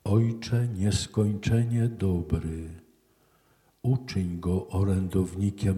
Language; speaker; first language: Polish; native; Polish